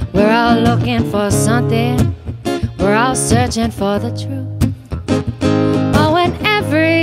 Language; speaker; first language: English; native; English